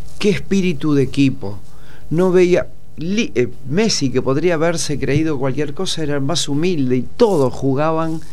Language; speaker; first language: Spanish; native; Spanish